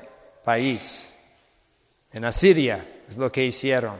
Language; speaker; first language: Spanish; non-native, fluent; English